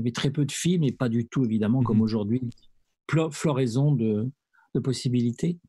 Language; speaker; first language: French; native; French